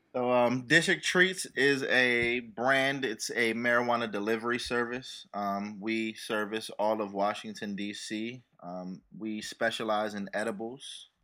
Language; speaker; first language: English; native; English